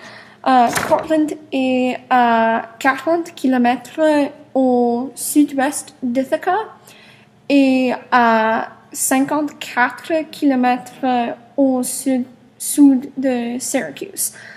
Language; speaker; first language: French; non-native, learner; English